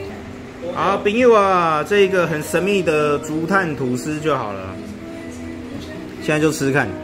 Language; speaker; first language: Chinese; native; Chinese